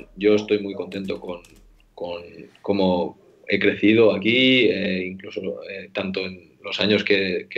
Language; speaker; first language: Spanish; native; Spanish